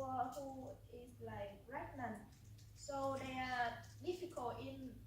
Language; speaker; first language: English; non-native, learner; Vietnamese